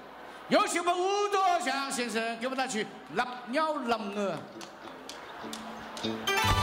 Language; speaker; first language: Chinese; early bilingual, heritage; Chinese